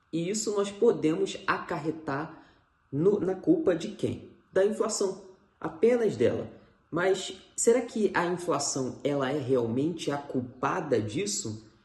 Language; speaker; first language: Portuguese; native; Portuguese